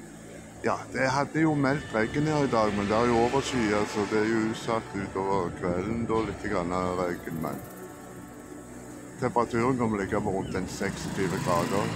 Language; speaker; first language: Norwegian; native; Norwegian